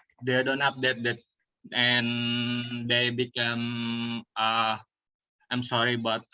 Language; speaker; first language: English; non-native, learner; Indonesian